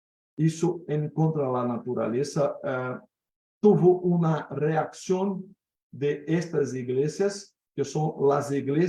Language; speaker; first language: Spanish; non-native, fluent; Portuguese